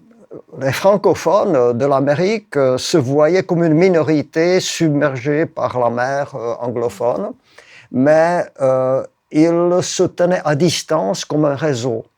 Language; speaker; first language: French; non-native, fluent; Czech